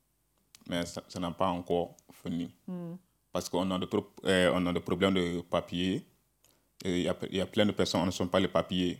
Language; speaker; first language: French; non-native, learner; Bambara